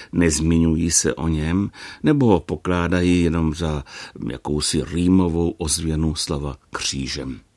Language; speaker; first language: Czech; native; Czech